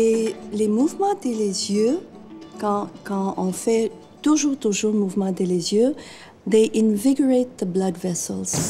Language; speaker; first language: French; non-native, fluent; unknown